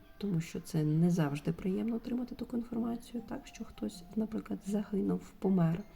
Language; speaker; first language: Ukrainian; non-native, local second language; Russian